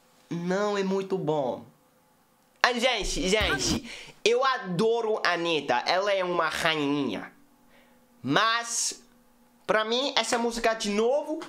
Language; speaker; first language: Portuguese; non-native, learner; English